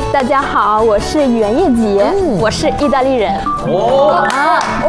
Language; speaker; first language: Chinese; non-native, fluent; Italian